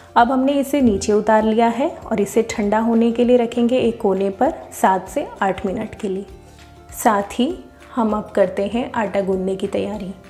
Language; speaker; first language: Hindi; native; Hindi